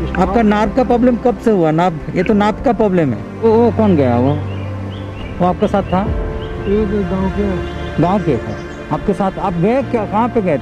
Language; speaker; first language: Hindi; non-native, local second language; Bangla